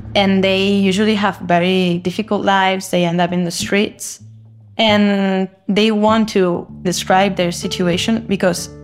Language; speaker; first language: English; non-native, fluent; Spanish